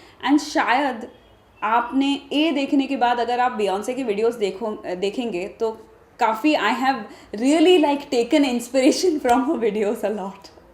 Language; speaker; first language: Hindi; non-native, local second language; Marathi